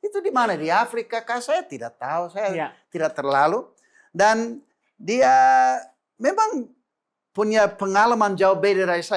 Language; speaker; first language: Indonesian; non-native, fluent; English